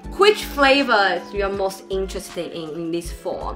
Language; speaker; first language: English; non-native, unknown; Chinese